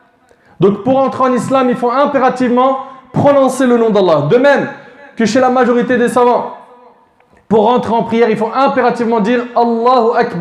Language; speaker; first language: French; native; French